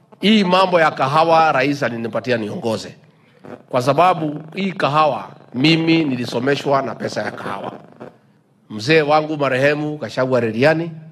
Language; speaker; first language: Swahili; non-native, local second language; Kikuyu